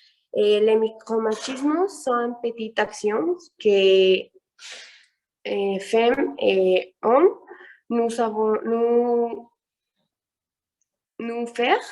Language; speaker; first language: French; non-native, learner; Spanish